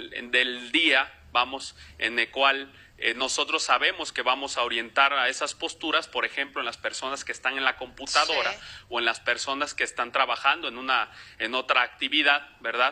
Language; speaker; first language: Spanish; native; Spanish